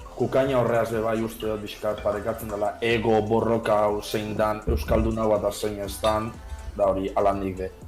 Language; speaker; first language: Basque; native; Basque